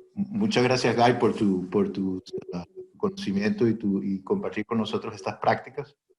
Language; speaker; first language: Spanish; native; Spanish